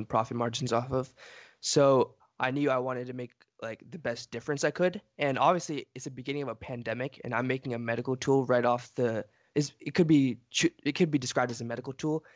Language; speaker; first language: English; native; English